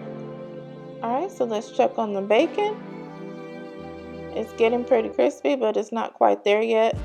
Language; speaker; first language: English; native; English